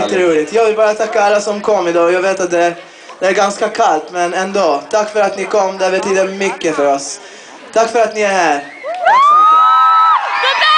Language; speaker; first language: Swedish; non-native, fluent; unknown